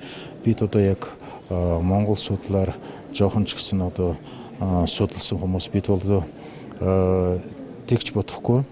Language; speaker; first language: Mongolian; non-native, fluent; Russian